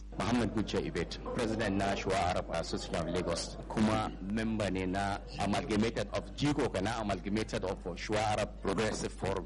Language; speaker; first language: Hausa; non-native, local second language; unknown